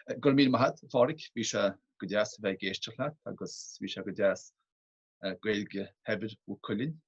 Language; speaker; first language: Irish; native; Irish